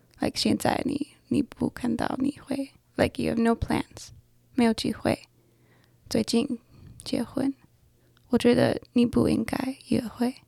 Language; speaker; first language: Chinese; non-native, learner; English